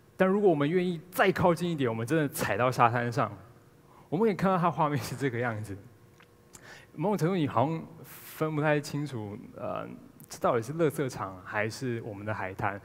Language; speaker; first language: Chinese; native; Chinese